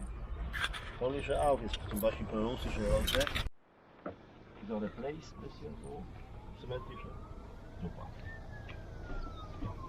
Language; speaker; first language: German; non-native, learner; Polish